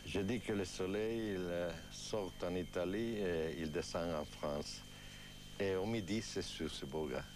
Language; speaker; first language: French; non-native, fluent; Italian